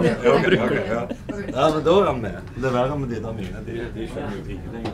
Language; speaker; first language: Norwegian; native; Norwegian